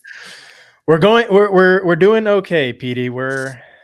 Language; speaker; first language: English; native; English